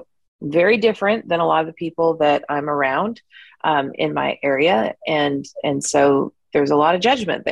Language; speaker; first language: English; native; English